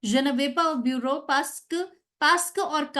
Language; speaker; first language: French; non-native, fluent; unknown